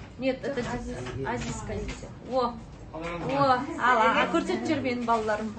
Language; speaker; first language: Russian; non-native, local second language; Kazakh